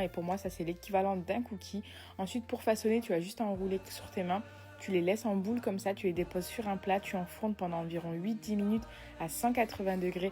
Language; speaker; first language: French; native; French